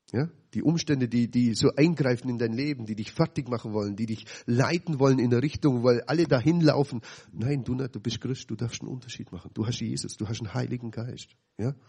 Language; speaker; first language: German; native; German